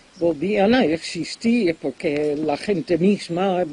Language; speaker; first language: Spanish; non-native, fluent; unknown